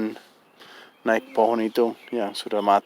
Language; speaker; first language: Indonesian; non-native, fluent; English